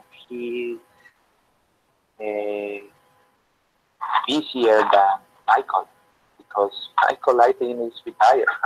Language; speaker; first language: English; non-native, learner; Spanish